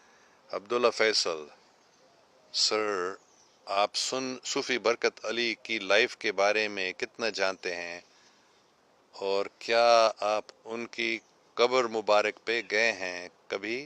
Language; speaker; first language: Hindi; non-native, local second language; English